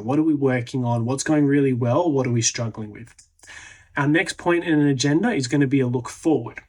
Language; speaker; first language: English; native; English